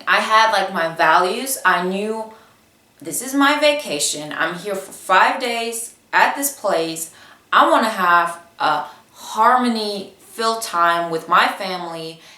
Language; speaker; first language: English; non-native, fluent; Bulgarian